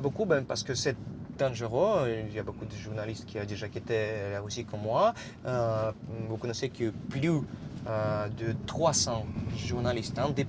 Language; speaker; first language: French; non-native, fluent; Russian